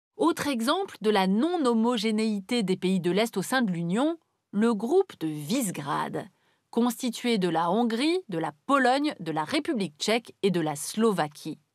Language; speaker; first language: French; native; French